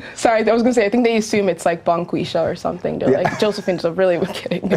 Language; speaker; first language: English; early bilingual, other home language; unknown